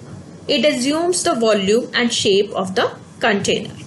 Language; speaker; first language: English; non-native, local second language; Hindi